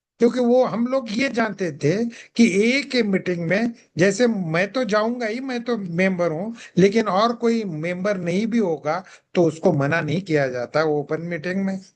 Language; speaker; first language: Hindi; non-native, local second language; Marathi